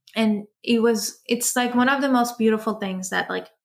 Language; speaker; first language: English; early bilingual, other home language; Persian